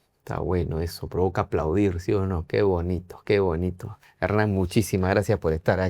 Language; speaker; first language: Spanish; native; Spanish